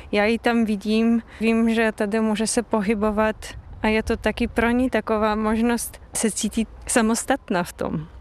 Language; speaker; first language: Czech; non-native, fluent; Polish